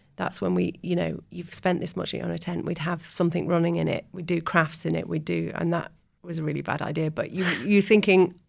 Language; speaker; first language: English; native; English